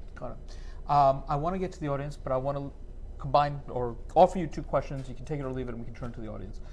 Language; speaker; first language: English; native; English